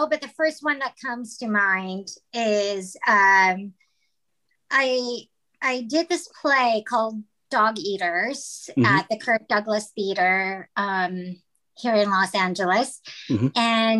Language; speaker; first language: English; non-native, local second language; Filipino